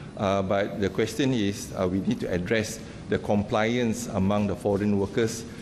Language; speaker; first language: English; non-native, local second language; Malay